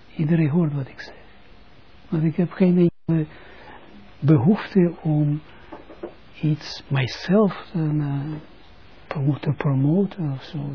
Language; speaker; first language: Dutch; non-native, fluent; Russian